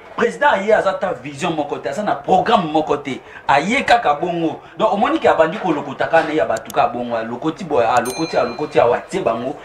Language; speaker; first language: Lingala; native; Lingala